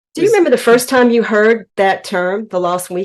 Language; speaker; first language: English; native; English